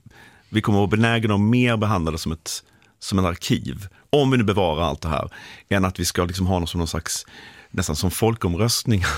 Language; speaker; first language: Swedish; native; Swedish